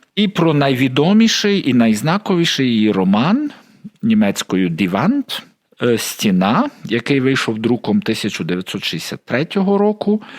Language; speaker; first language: Ukrainian; native; Ukrainian